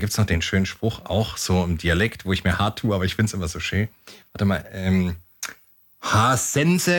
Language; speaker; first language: German; native; German